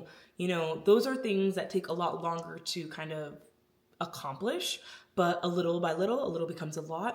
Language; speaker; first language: English; native; English